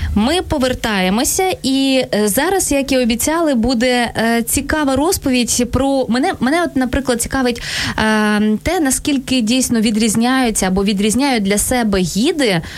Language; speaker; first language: Ukrainian; native; Ukrainian